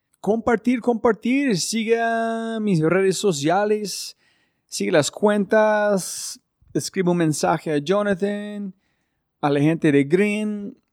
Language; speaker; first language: Spanish; non-native, fluent; English